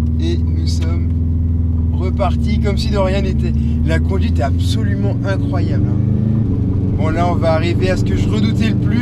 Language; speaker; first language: French; native; French